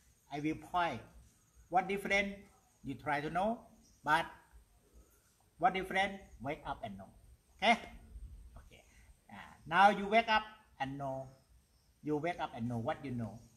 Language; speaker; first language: English; non-native, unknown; Thai